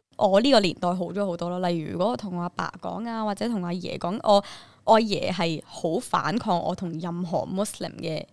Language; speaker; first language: Cantonese; early bilingual, other home language; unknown